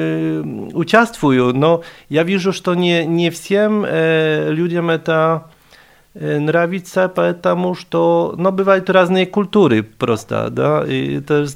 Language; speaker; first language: Russian; non-native, fluent; Polish